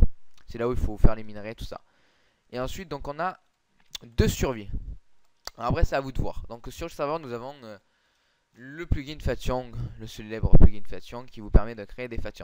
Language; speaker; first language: French; native; French